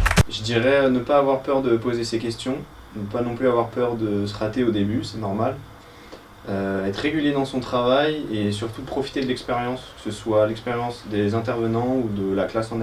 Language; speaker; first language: French; native; French